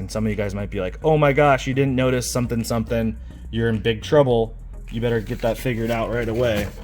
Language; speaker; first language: English; native; English